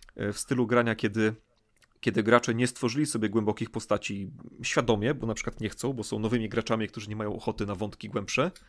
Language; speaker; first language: Polish; native; Polish